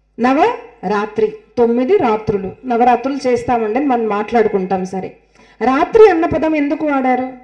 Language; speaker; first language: Telugu; non-native, local second language; Marathi